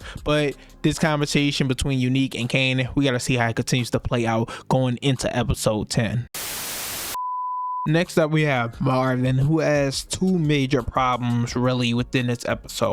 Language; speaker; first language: English; native; English